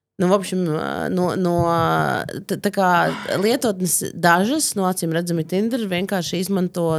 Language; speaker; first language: Latvian; non-native, local second language; Russian